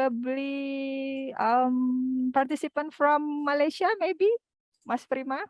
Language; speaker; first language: English; non-native, fluent; Indonesian